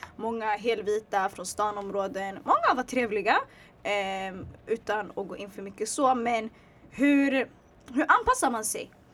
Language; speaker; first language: Swedish; early bilingual, other home language; Tigrinya